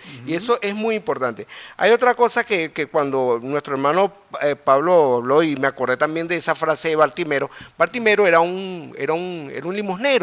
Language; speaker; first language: Spanish; native; Spanish